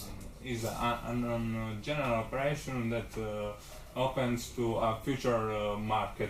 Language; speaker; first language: English; non-native, learner; Italian